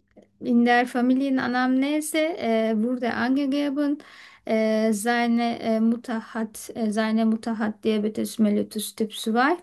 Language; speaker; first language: German; non-native, learner; Turkish